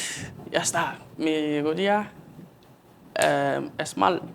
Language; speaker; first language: Spanish; non-native, learner; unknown